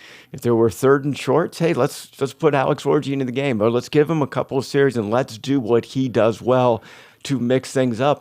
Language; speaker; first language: English; native; English